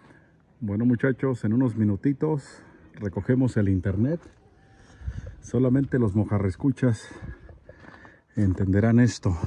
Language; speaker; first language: Spanish; native; Spanish